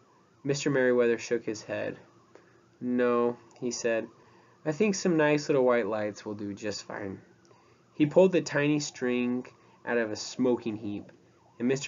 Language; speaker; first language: English; native; English